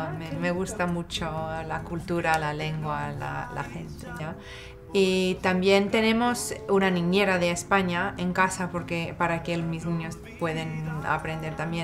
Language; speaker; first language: Spanish; non-native, fluent; English